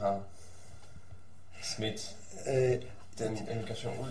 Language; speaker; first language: Danish; non-native, fluent; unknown